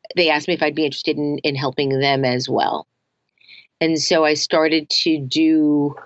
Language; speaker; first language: English; native; English